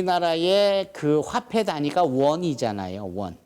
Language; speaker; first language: Korean; native; Korean